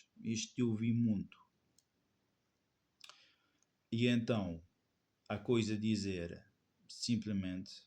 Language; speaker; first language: Portuguese; non-native, fluent; French